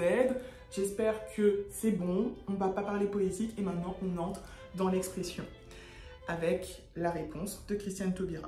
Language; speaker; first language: French; native; French